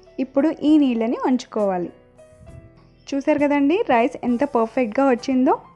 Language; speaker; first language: Telugu; non-native, local second language; Urdu